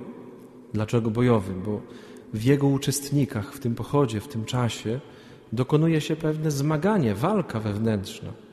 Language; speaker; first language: Polish; native; Polish